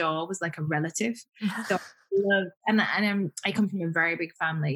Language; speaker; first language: English; native; English